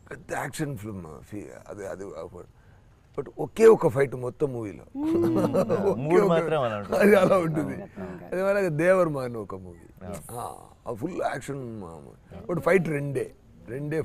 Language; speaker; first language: Telugu; non-native, learner; Tamil